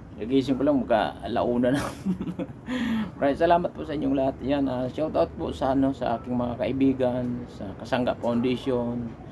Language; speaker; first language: Filipino; non-native, local second language; Bikol